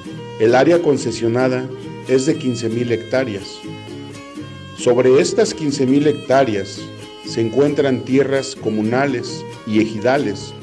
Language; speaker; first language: Spanish; native; Spanish